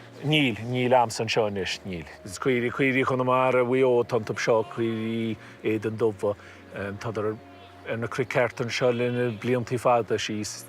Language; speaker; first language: Irish; native; Irish